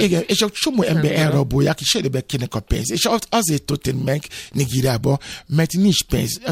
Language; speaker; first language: Hungarian; non-native, fluent; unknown